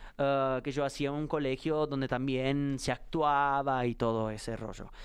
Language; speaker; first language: Spanish; non-native, fluent; Italian